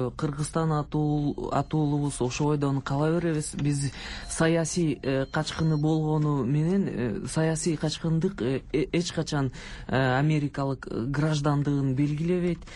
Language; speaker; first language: Kyrgyz; non-native, local second language; Russian